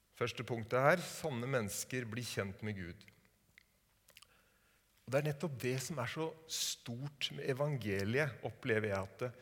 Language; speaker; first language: Norwegian; native; Norwegian